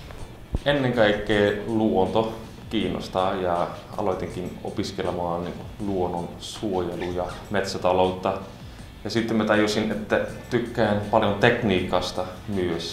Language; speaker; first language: Finnish; non-native, fluent; Dutch